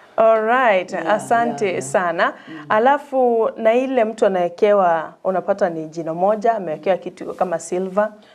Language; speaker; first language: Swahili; non-native, local second language; Gusii